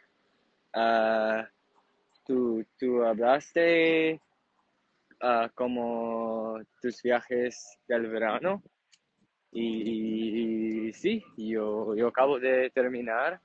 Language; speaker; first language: Spanish; non-native, learner; English